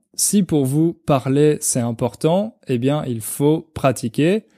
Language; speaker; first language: French; native; French